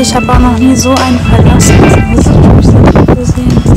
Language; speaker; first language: German; native; German